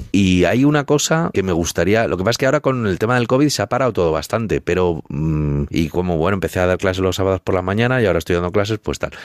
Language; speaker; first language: Spanish; native; Spanish